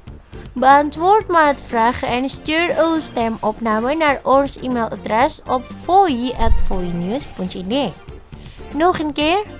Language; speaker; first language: Dutch; non-native, fluent; Indonesian